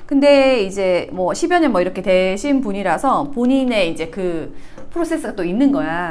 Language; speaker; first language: Korean; native; Korean